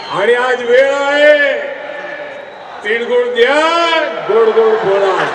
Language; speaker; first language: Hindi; non-native, local second language; Gujarati